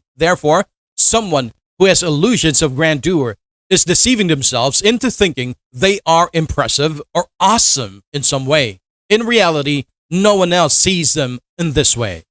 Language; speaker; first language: English; non-native, local second language; Filipino